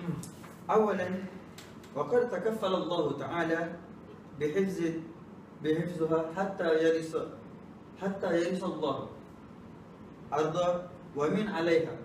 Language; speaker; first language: Arabic; non-native, learner; Malay